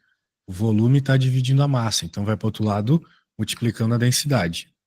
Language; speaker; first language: Portuguese; native; Portuguese